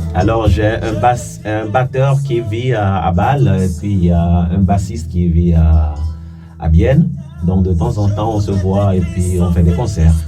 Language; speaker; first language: French; non-native, local second language; Ewe